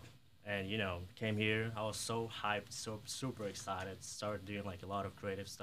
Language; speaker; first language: English; non-native, fluent; Ukrainian